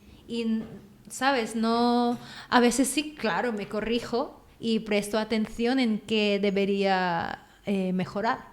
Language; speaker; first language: Spanish; non-native, fluent; Filipino